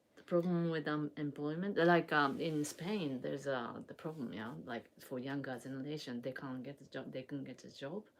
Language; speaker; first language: English; non-native, learner; Japanese